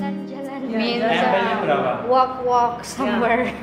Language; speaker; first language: English; non-native, local second language; Filipino